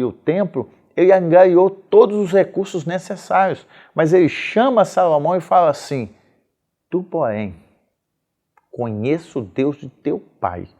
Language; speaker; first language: Portuguese; native; Portuguese